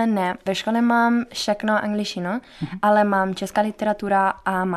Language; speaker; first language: Czech; non-native, learner; Italian